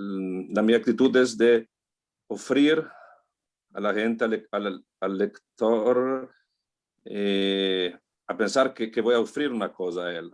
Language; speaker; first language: Spanish; non-native, learner; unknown